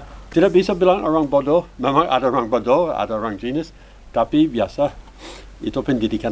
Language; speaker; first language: Indonesian; non-native, learner; English